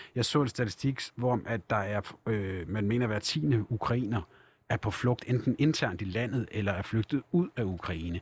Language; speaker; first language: Danish; native; Danish